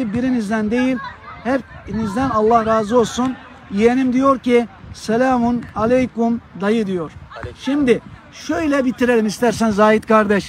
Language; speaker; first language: Turkish; native; Turkish